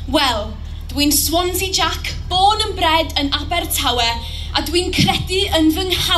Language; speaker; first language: Welsh; non-native, local second language; English